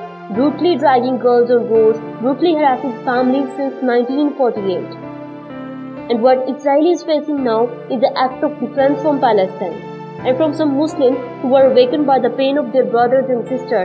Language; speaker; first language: English; non-native, local second language; Urdu